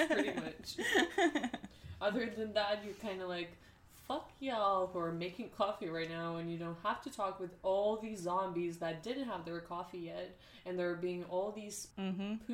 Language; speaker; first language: English; non-native, fluent; Russian